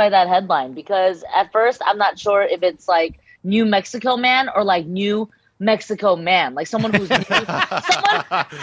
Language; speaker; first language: English; early bilingual, other home language; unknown